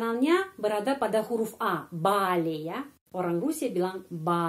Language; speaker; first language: Indonesian; non-native, fluent; Russian